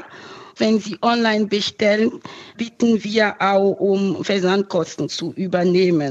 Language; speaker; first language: German; non-native, fluent; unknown